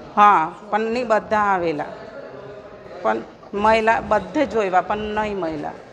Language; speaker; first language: Gujarati; non-native, local second language; Rathawi